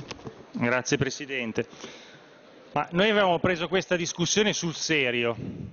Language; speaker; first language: Italian; native; Italian